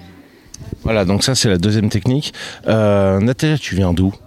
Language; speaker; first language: French; native; French